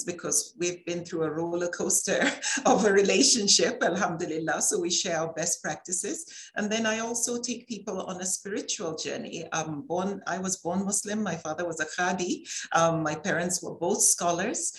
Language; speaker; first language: English; native; English